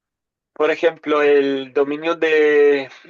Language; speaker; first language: Spanish; non-native, learner; English